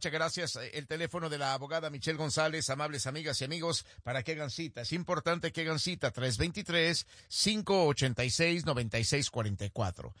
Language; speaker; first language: Spanish; native; Spanish